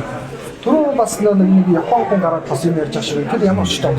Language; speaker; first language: Mongolian; native; Mongolian